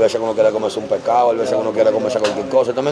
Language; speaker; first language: Spanish; native; Spanish